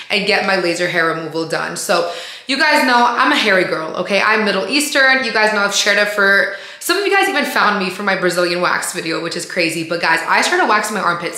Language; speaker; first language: English; native; English